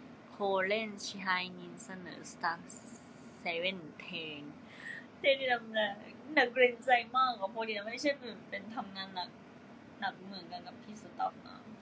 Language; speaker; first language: Thai; non-native, learner; Japanese